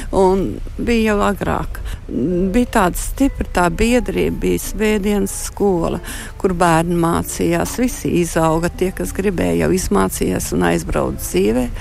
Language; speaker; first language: Latvian; early bilingual, heritage; Latvian